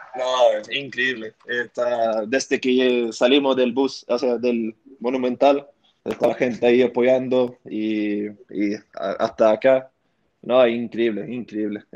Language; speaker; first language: Spanish; early bilingual, heritage; Swedish